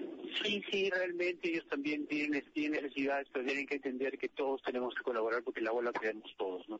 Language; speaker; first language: Spanish; native; Spanish